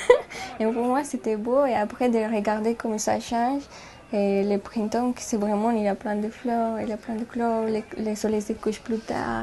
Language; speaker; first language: French; non-native, fluent; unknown